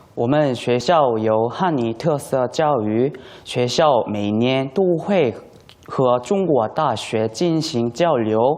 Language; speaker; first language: Chinese; non-native, learner; Korean